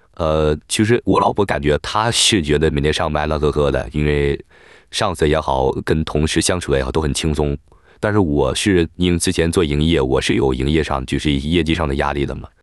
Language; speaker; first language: Chinese; native; Chinese